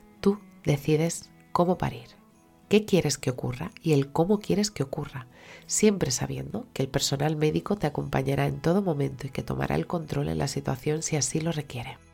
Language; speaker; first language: Spanish; native; Spanish